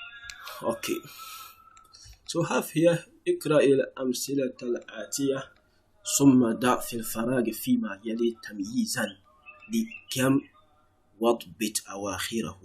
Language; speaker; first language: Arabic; non-native, fluent; English